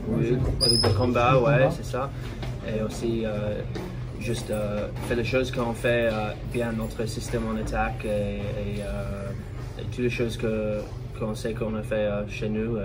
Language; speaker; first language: French; non-native, learner; English